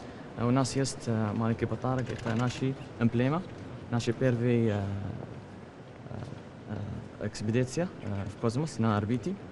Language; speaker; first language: Russian; non-native, learner; Arabic